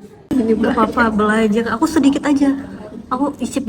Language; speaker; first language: Indonesian; native; Indonesian